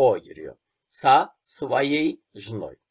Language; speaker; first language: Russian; non-native, fluent; Turkish